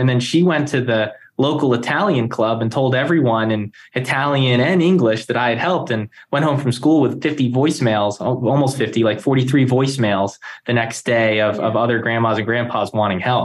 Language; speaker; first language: English; native; English